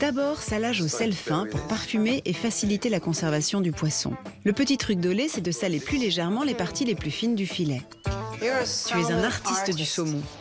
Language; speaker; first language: French; native; French